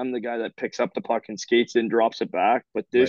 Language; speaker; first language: English; native; English